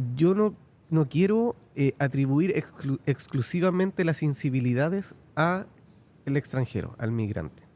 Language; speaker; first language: Spanish; native; Spanish